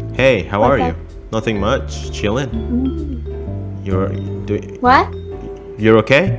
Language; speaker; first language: English; non-native, fluent; Indonesian